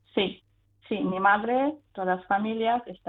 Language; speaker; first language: Spanish; non-native, fluent; Ukrainian